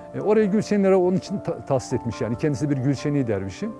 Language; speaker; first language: Turkish; native; Turkish